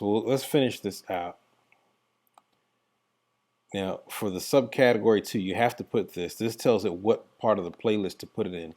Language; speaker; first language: English; native; English